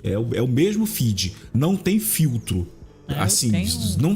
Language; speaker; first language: Portuguese; native; Portuguese